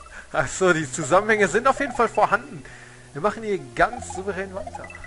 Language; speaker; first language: German; native; German